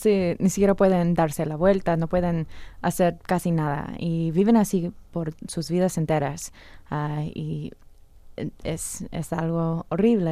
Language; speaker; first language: Spanish; non-native, fluent; English